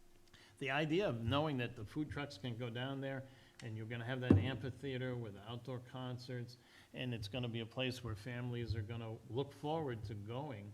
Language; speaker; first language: English; native; English